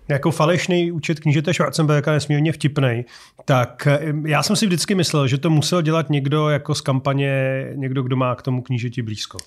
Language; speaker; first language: Czech; native; Czech